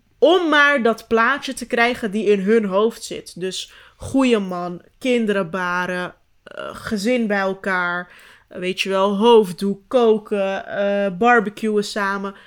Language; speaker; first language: Dutch; early bilingual, other home language; Turkish